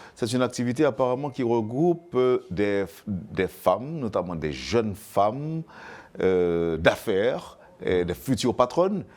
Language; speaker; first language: French; non-native, local second language; Haitian Creole